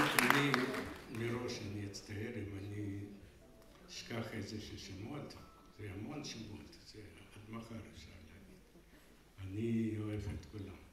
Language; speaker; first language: Hebrew; non-native, fluent; Russian